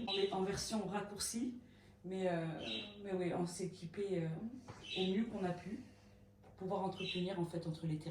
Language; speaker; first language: French; native; French